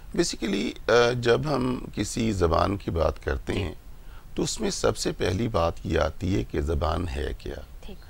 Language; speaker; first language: Urdu; non-native, local second language; Punjabi